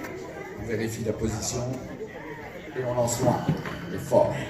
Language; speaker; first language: French; native; French